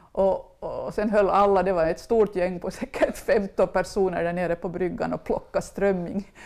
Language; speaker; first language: Swedish; native; Swedish